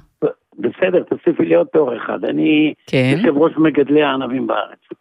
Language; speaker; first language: Hebrew; native; Hebrew